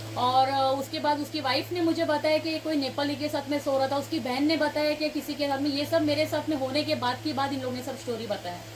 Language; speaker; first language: Hindi; non-native, local second language; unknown